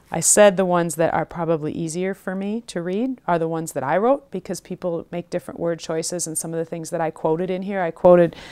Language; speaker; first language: English; native; English